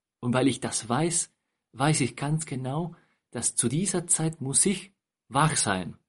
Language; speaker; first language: German; non-native, fluent; Spanish